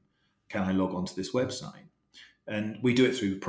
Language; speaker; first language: English; native; English